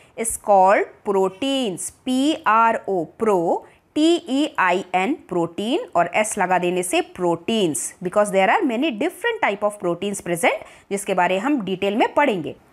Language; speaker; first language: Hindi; non-native, local second language; Bangla